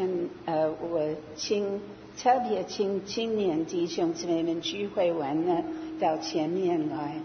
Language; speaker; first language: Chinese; non-native, fluent; English